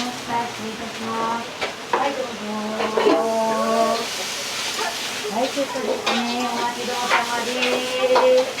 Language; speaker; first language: Japanese; native; Japanese